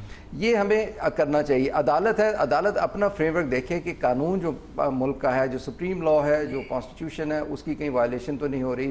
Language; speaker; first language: Urdu; native; Urdu